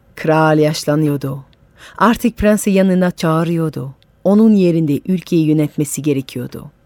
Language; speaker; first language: Turkish; non-native, fluent; French